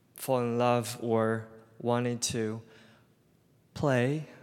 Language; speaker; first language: English; non-native, fluent; Chinese